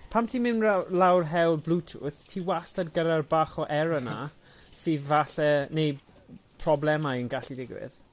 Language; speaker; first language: Welsh; non-native, local second language; English